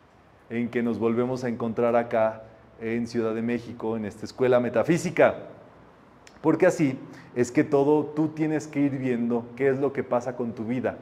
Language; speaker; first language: Spanish; native; Spanish